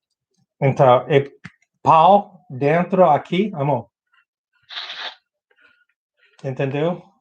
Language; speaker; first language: Portuguese; non-native, learner; English